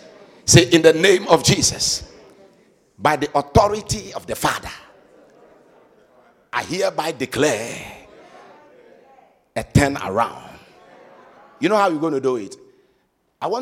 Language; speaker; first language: English; non-native, local second language; Akan